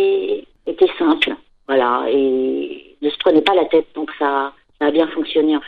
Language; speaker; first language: French; native; French